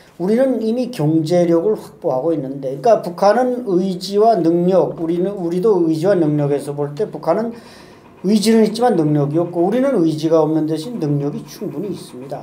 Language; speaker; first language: Korean; native; Korean